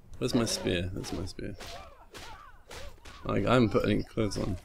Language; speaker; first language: English; native; English